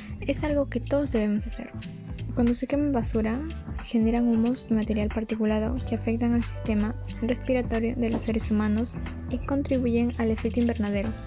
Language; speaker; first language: Spanish; native; Spanish